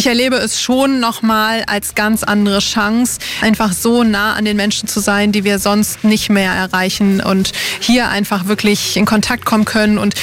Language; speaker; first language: German; native; German